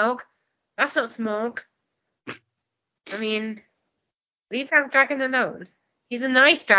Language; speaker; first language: English; non-native, local second language; Welsh